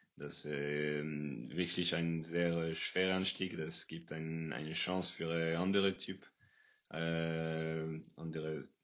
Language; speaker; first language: German; non-native, local second language; French